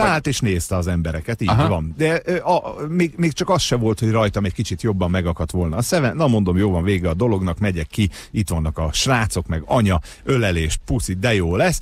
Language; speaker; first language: Hungarian; native; Hungarian